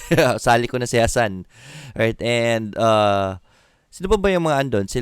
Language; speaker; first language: Filipino; native; Filipino